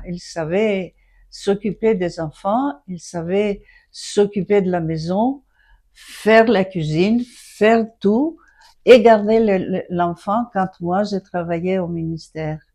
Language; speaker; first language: French; non-native, fluent; Greek